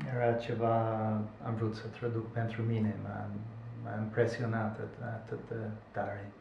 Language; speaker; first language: Romanian; non-native, fluent; English